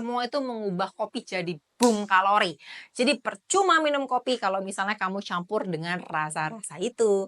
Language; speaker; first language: Indonesian; native; Indonesian